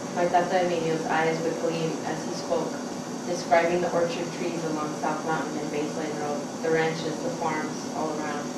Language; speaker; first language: English; native; English